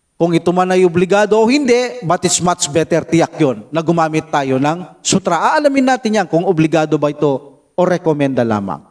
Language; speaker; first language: Filipino; non-native, local second language; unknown